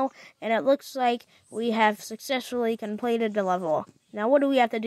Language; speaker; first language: English; native; English